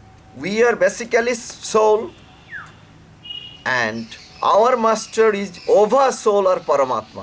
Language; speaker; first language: English; non-native, local second language; Bangla